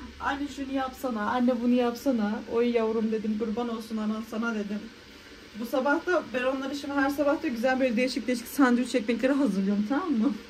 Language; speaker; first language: Turkish; early bilingual, heritage; Turkish